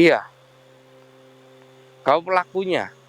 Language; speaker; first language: Indonesian; native; Indonesian